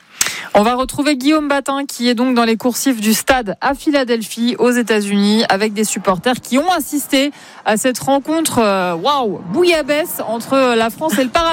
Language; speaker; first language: French; native; French